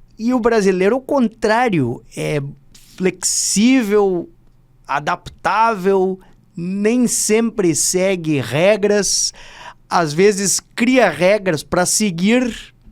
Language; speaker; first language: Portuguese; native; Portuguese